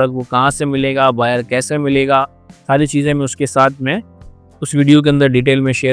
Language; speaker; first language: Hindi; native; Hindi